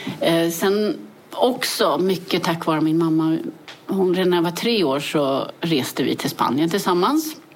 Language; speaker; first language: Swedish; early bilingual, other home language; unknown